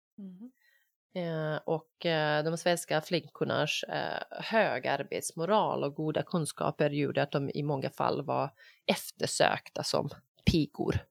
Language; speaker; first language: Swedish; non-native, fluent; Bosnian